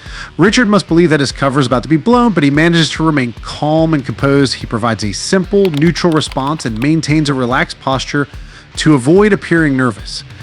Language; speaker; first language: English; native; English